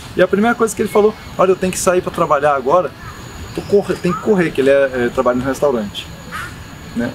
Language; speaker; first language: Portuguese; native; Portuguese